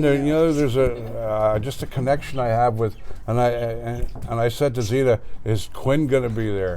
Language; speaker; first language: English; native; English